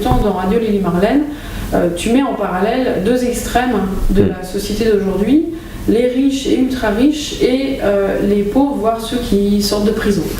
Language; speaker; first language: French; native; French